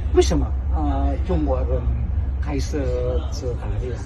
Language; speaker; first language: Chinese; non-native, learner; Indonesian